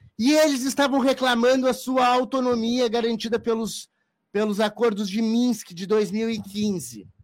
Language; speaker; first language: Portuguese; native; Portuguese